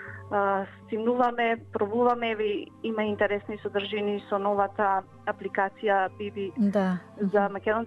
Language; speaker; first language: Macedonian; native; Macedonian